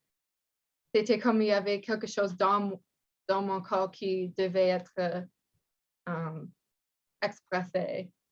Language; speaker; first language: French; non-native, learner; English